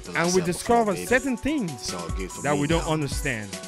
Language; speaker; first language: English; non-native, local second language; Yoruba